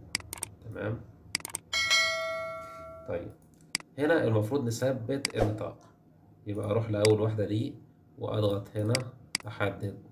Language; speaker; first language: Arabic; native; Arabic